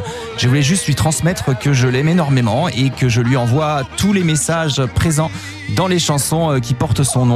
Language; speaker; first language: French; native; French